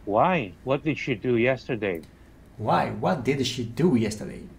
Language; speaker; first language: English; non-native, learner; Japanese